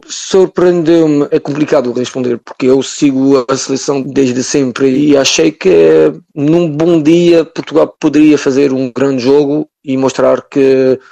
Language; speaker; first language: Portuguese; early bilingual, heritage; French